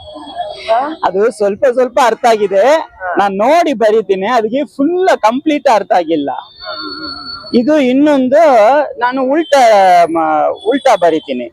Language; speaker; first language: Kannada; non-native, local second language; Tamil